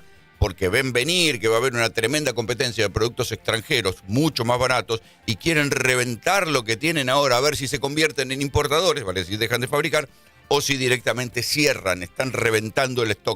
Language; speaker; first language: Spanish; native; Spanish